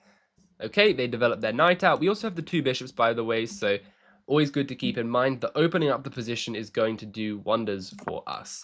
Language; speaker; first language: English; native; English